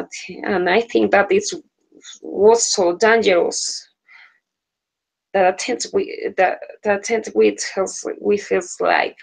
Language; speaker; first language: English; non-native, learner; Spanish